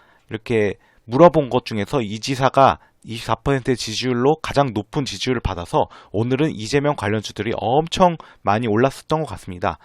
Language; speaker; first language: Korean; native; Korean